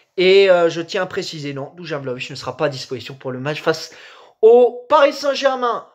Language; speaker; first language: French; native; French